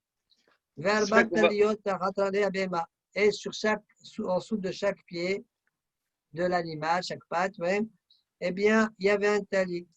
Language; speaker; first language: French; native; French